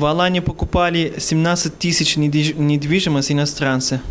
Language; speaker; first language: Russian; non-native, fluent; Turkish